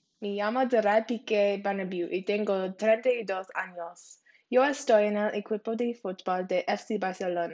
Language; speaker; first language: Spanish; non-native, learner; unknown